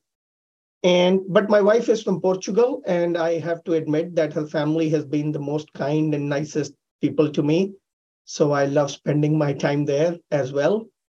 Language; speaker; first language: English; non-native, local second language; Hindi